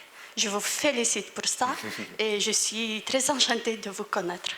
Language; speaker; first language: French; non-native, fluent; Romanian